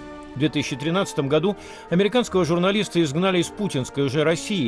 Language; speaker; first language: Russian; native; Russian